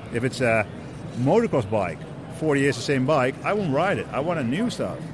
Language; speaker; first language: English; non-native, fluent; Dutch